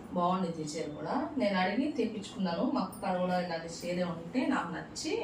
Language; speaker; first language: Telugu; non-native, local second language; Urdu